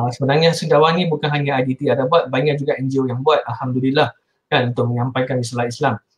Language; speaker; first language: Malay; non-native, local second language; Chinese